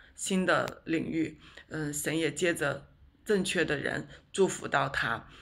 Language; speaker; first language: Chinese; native; Chinese